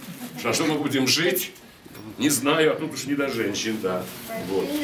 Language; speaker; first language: Russian; native; Russian